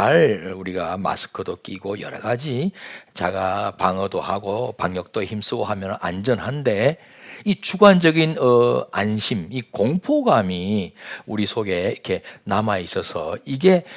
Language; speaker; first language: Korean; native; Korean